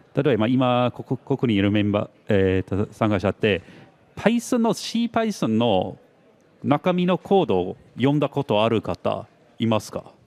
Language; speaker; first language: Japanese; non-native, fluent; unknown